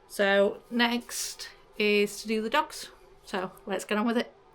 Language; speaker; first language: English; native; English